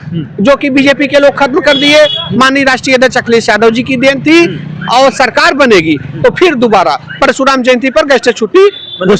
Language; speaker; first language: Hindi; native; Hindi